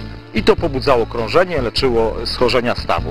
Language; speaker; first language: Polish; native; Polish